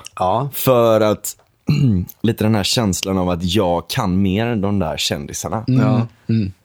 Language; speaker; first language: Swedish; native; Swedish